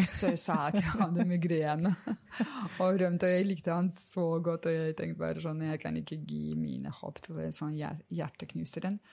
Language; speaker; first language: Norwegian; non-native, fluent; Lithuanian